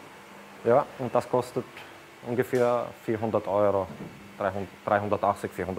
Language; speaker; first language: German; non-native, learner; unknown